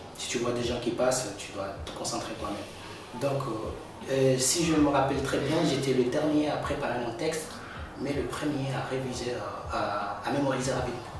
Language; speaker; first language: French; non-native, local second language; Comorian